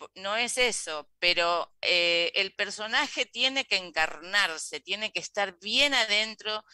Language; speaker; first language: Spanish; native; Spanish